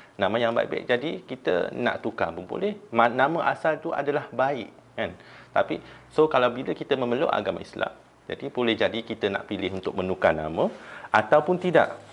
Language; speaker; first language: Malay; non-native, local second language; Chinese